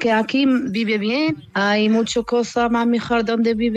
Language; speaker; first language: Spanish; non-native, learner; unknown